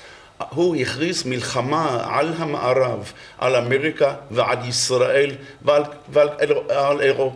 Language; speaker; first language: Hebrew; non-native, fluent; English